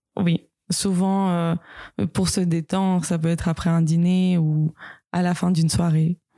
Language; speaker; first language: French; non-native, fluent; Russian